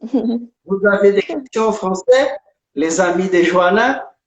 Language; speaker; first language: French; non-native, fluent; Portuguese